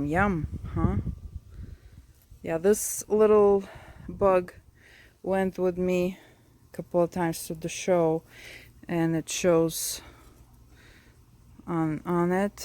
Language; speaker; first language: English; non-native, fluent; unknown